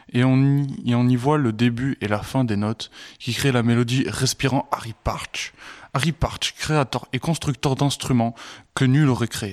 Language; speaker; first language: French; native; French